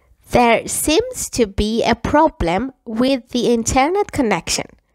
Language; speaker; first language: English; non-native, fluent; Persian